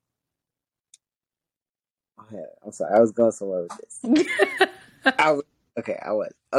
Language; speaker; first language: English; early bilingual, other home language; Haitian Creole